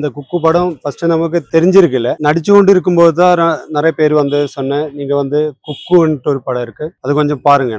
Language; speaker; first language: Tamil; non-native, learner; Malayalam